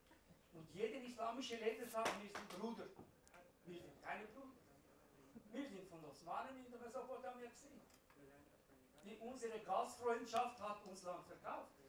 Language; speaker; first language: German; non-native, learner; Kurdish